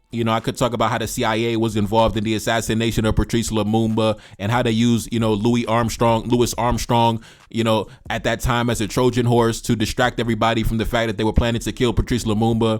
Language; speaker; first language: English; native; English